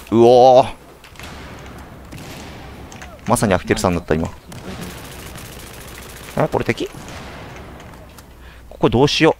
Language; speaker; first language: Japanese; native; Japanese